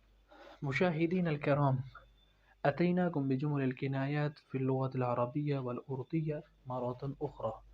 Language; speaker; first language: Arabic; non-native, fluent; Urdu